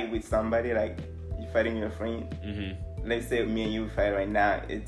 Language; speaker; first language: English; early bilingual, other home language; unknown